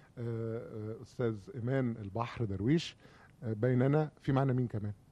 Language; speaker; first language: Egyptian Arabic; native; Egyptian Arabic